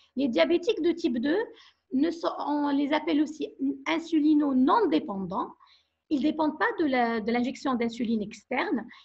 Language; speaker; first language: French; non-native, local second language; Arabic